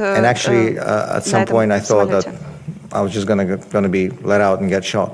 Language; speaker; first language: English; non-native, fluent; Russian